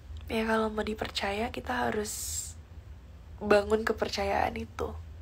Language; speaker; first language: Indonesian; early bilingual, heritage; Indonesian